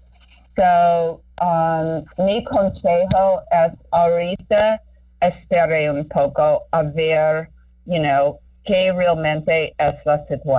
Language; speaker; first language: Spanish; non-native, fluent; English